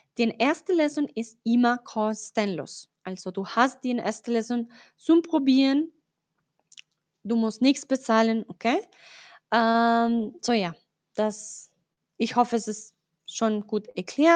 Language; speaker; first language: German; non-native, learner; Spanish